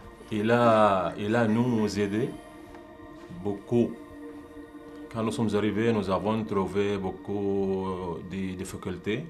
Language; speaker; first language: French; non-native, learner; Arabic